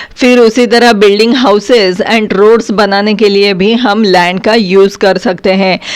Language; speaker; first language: Hindi; non-native, local second language; Marathi